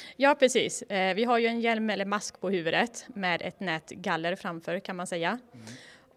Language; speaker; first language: Swedish; native; Swedish